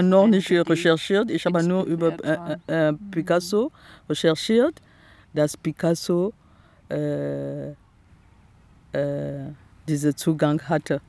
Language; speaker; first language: German; non-native, fluent; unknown